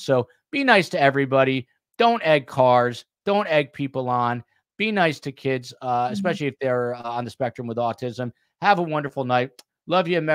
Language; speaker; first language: English; native; English